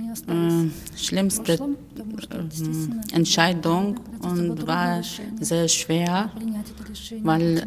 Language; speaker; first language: German; non-native, fluent; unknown